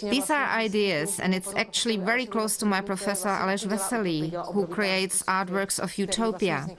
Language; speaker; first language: English; non-native, fluent; Czech